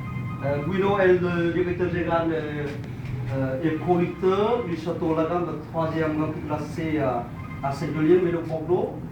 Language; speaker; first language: French; non-native, learner; Vietnamese